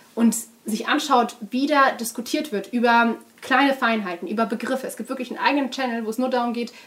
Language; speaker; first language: German; native; German